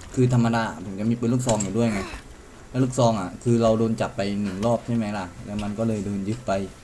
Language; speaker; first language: Thai; native; Thai